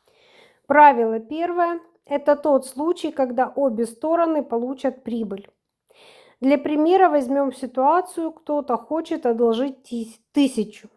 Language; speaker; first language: Russian; native; Russian